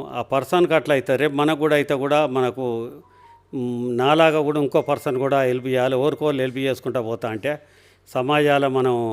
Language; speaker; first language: Telugu; native; Telugu